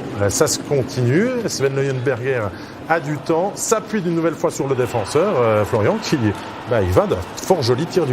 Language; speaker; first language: French; native; French